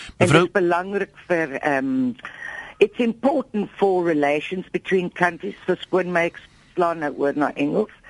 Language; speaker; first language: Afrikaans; non-native, local second language; English